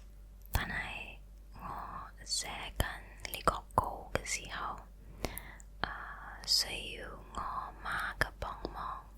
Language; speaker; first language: Cantonese; non-native, local second language; Chinese